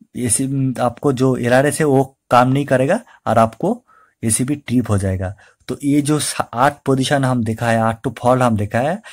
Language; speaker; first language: Hindi; non-native, local second language; Bangla